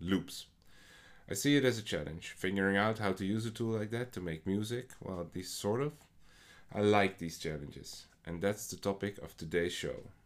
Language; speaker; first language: English; non-native, fluent; Dutch